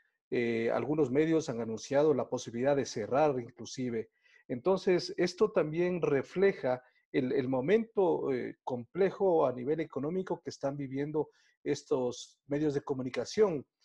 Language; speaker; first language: Spanish; native; Spanish